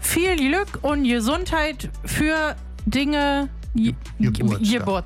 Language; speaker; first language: German; native; German